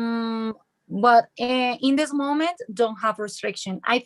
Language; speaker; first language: English; non-native, learner; Spanish